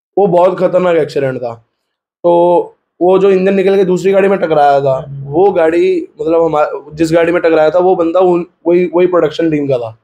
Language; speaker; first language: Hindi; native; Hindi